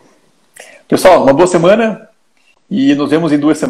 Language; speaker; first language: Portuguese; native; Portuguese